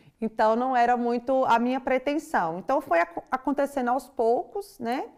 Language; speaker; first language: Portuguese; native; Portuguese